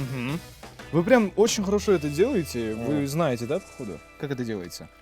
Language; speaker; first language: Russian; native; Russian